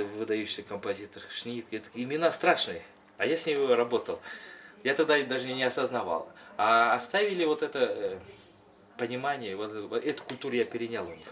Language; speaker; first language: Russian; non-native, local second language; Kyrgyz